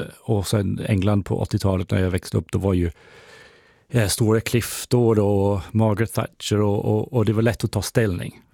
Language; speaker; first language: Swedish; non-native, fluent; English